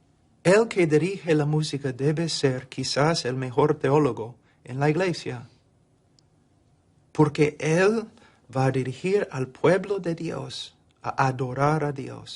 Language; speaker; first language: Spanish; non-native, fluent; English